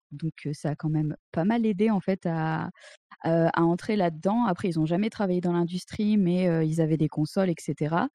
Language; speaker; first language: French; native; French